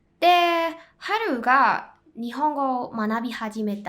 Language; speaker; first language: Japanese; non-native, fluent; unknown